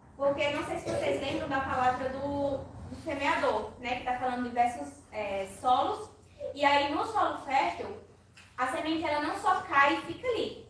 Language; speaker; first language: Portuguese; native; Portuguese